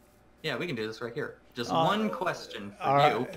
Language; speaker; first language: English; native; English